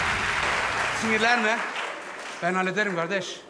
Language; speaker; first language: Turkish; native; Turkish